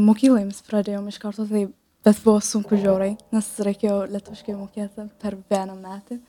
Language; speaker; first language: Lithuanian; non-native, learner; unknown